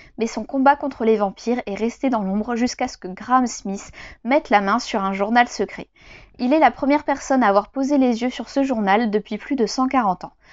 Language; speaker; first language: French; native; French